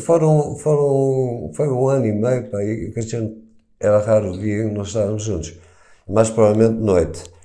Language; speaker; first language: Portuguese; native; Portuguese